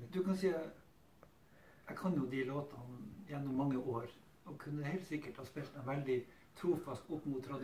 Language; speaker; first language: Norwegian; native; Norwegian